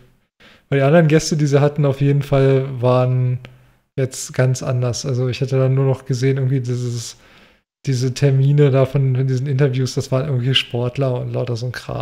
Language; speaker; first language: German; native; German